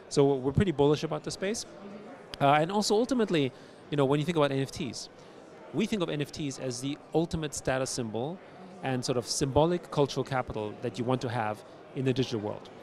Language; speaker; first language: English; early bilingual, other home language; German